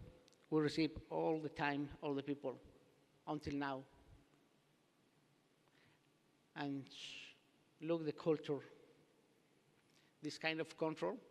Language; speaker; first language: English; non-native, learner; Spanish